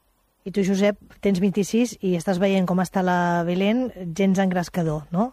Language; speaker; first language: Catalan; native; Catalan